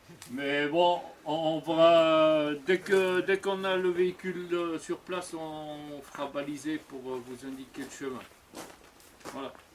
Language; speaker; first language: French; native; French